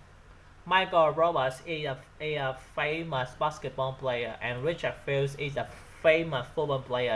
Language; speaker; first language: English; non-native, learner; Vietnamese